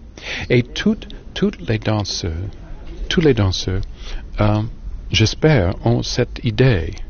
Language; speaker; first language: French; non-native, fluent; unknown